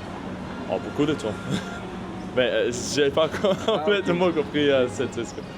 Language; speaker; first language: French; non-native, learner; German